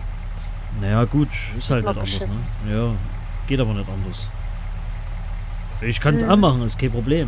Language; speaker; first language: German; native; German